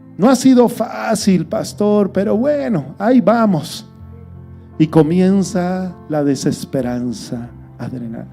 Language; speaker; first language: Spanish; native; Spanish